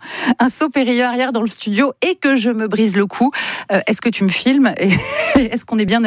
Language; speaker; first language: French; native; French